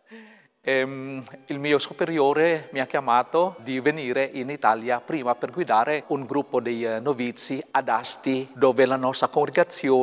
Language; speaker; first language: Italian; non-native, fluent; Filipino